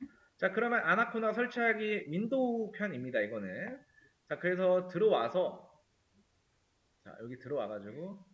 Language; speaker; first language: Korean; native; Korean